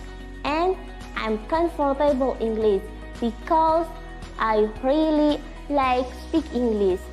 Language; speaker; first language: English; non-native, learner; Indonesian